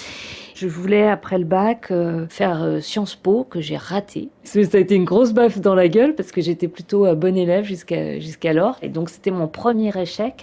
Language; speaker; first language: French; native; French